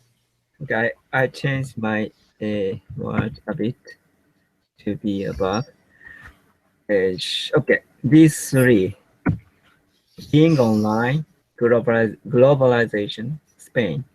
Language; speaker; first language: English; non-native, learner; Japanese